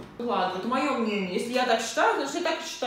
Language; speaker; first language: Russian; native; Russian